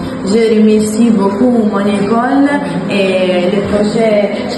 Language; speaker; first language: French; non-native, learner; Italian